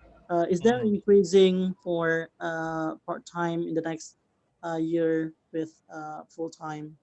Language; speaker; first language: English; non-native, learner; Indonesian